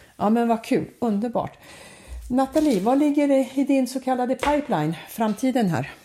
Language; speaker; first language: Swedish; early bilingual, other home language; Finnish